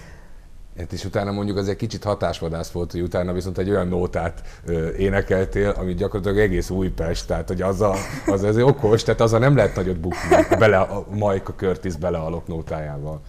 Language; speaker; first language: Hungarian; native; Hungarian